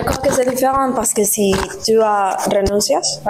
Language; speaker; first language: French; non-native, learner; Spanish